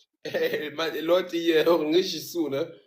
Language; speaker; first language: German; native; German